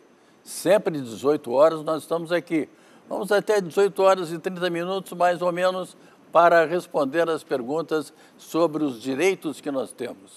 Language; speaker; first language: Portuguese; native; Portuguese